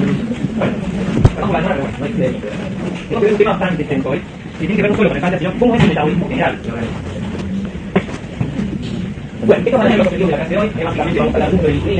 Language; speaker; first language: Spanish; native; Spanish